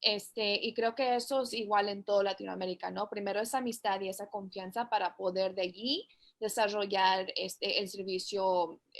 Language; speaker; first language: Spanish; early bilingual, heritage; Spanish